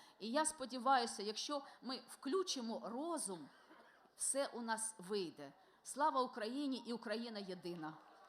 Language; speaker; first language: Ukrainian; non-native, local second language; Russian